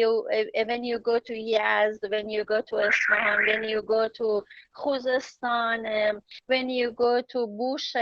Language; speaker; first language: English; non-native, learner; Persian